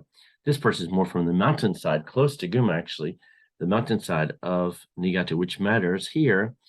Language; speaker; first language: English; non-native, fluent; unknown